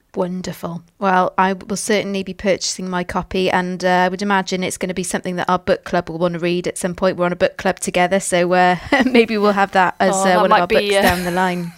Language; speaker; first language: English; native; English